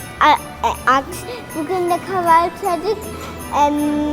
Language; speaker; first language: Turkish; early bilingual, heritage; Turkish